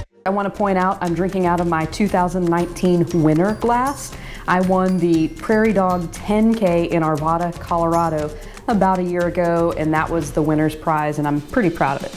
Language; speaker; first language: English; native; English